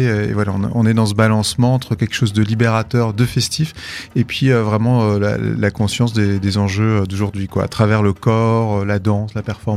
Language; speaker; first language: French; native; French